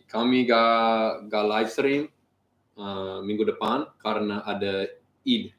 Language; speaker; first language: Indonesian; non-native, learner; English